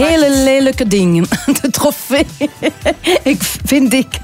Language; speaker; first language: Dutch; non-native, local second language; French